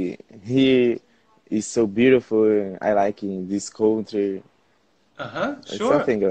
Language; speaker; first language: English; non-native, learner; Portuguese